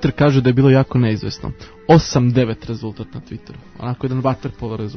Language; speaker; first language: Croatian; native; Croatian